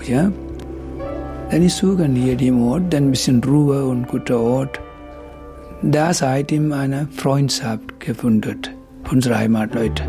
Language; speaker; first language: German; non-native, learner; Tamil